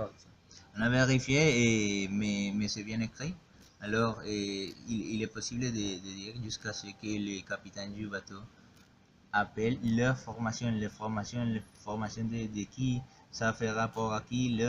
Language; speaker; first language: French; non-native, learner; Spanish